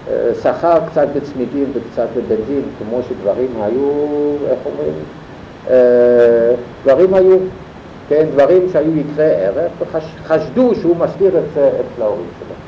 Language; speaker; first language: Hebrew; non-native, fluent; German